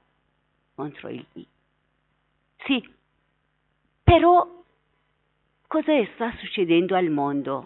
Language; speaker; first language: Italian; non-native, fluent; Persian